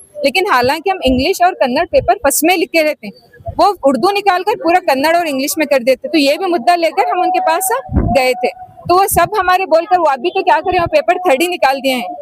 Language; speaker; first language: Urdu; native; Urdu